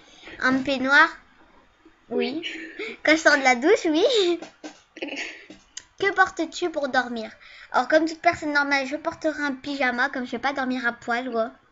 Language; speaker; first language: French; early bilingual, other home language; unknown